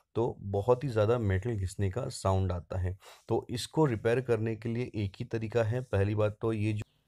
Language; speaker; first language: Hindi; non-native, local second language; Marathi